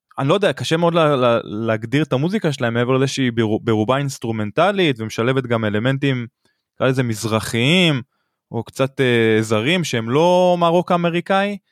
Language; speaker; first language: Hebrew; native; Hebrew